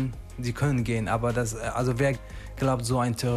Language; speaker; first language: German; non-native, learner; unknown